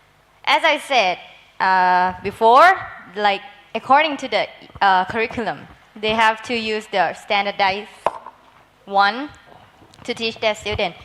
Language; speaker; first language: English; non-native, learner; Thai